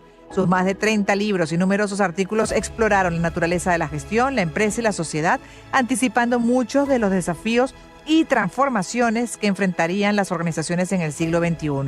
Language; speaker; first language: Spanish; native; Spanish